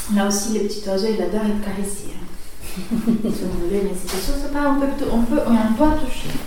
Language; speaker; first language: French; non-native, fluent; Portuguese